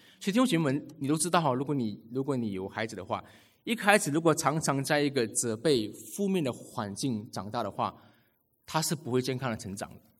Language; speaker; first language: Chinese; native; Chinese